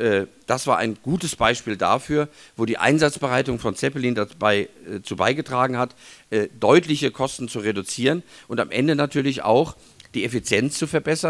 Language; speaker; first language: German; native; German